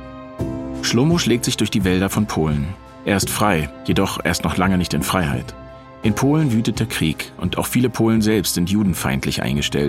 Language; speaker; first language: German; native; German